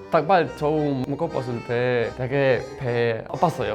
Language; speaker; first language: Korean; non-native, learner; Spanish